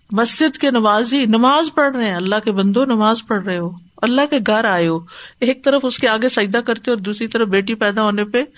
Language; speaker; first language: Urdu; native; Urdu